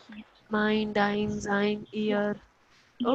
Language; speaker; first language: German; non-native, fluent; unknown